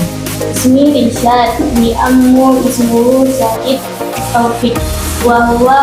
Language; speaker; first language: Arabic; non-native, learner; Indonesian